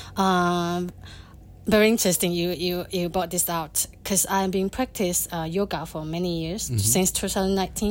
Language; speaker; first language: English; non-native, fluent; Chinese